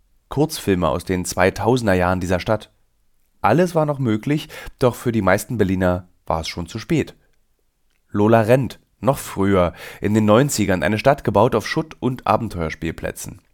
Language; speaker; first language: German; native; German